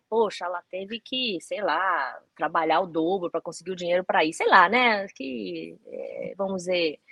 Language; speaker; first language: Portuguese; early bilingual, other home language; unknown